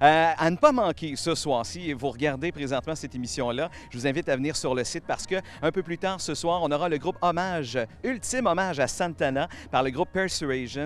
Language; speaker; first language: French; native; French